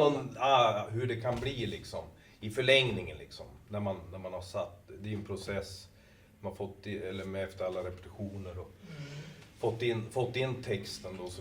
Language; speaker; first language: Swedish; native; Swedish